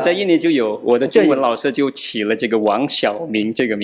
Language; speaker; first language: Chinese; non-native, fluent; Indonesian